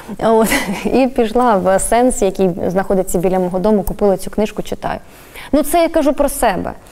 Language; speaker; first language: Ukrainian; native; Ukrainian